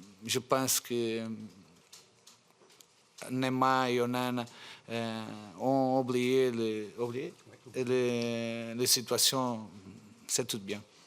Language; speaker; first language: French; non-native, fluent; Portuguese